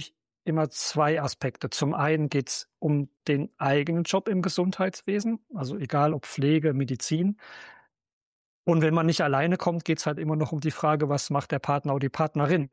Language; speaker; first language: German; native; German